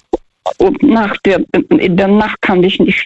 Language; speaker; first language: German; non-native, learner; Russian